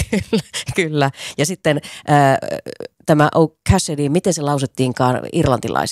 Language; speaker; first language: Finnish; native; Finnish